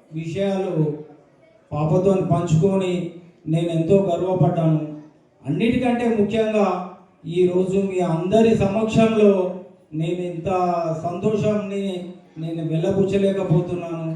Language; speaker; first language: Telugu; native; Telugu